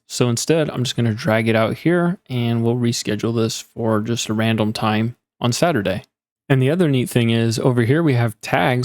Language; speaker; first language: English; native; English